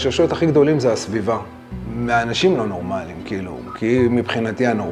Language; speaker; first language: Hebrew; native; Hebrew